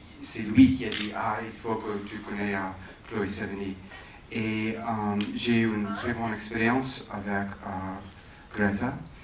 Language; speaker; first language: French; non-native, fluent; English